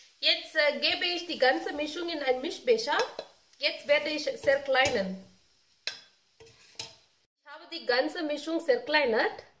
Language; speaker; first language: German; non-native, learner; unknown